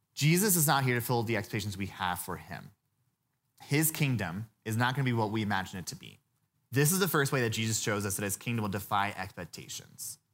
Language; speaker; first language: English; native; English